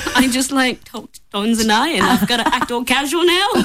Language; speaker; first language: English; early bilingual, other home language; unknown